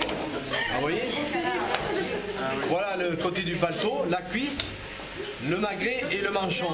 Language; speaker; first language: French; native; French